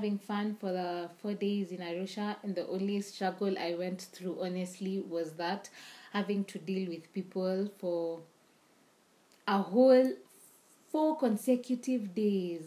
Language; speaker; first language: English; non-native, local second language; Swahili